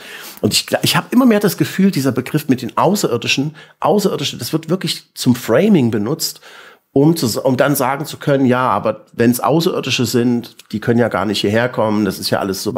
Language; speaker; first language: German; native; German